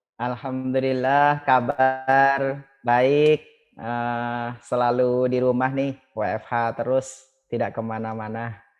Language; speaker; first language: Indonesian; non-native, local second language; Madurese